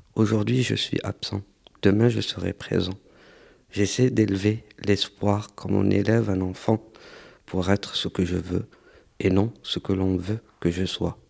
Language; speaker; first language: French; non-native, local second language; Arabic